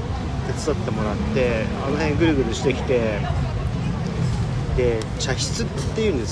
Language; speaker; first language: Japanese; native; Japanese